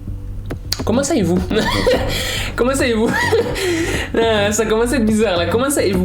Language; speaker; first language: French; native; French